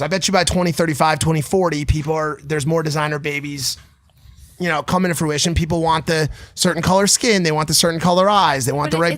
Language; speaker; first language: English; native; English